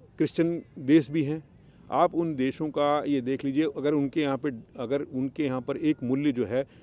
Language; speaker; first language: Hindi; native; Hindi